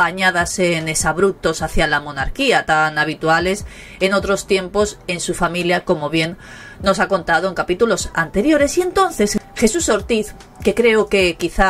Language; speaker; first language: Spanish; native; Spanish